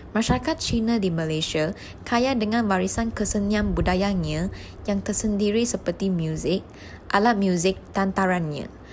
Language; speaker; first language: Malay; non-native, local second language; Chinese